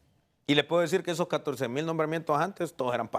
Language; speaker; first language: Spanish; native; Spanish